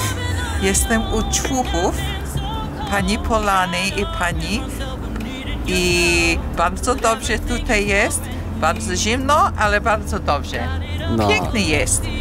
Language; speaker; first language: Polish; non-native, learner; English